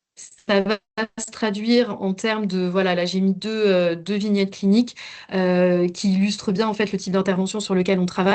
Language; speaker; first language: French; native; French